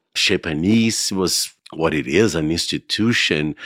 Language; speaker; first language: English; non-native, fluent; Portuguese